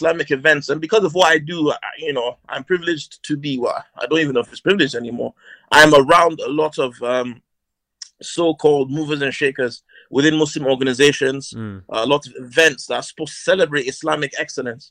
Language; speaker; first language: English; non-native, local second language; Hausa